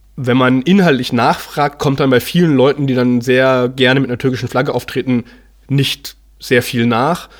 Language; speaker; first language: German; native; German